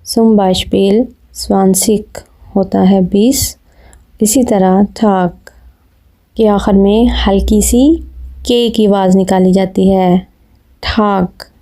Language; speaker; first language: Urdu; native; Urdu